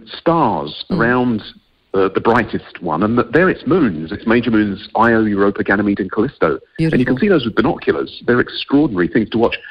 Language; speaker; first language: English; native; English